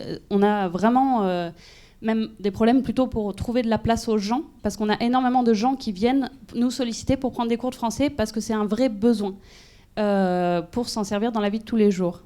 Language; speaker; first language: French; native; French